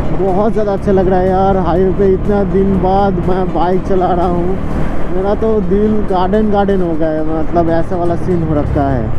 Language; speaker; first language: Hindi; non-native, local second language; Bangla